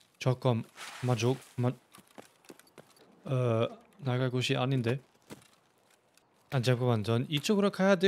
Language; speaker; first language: Korean; non-native, learner; German